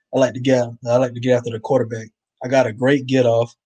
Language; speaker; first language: English; native; English